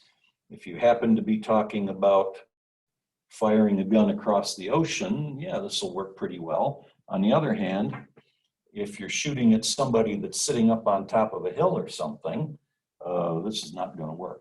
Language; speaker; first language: English; native; English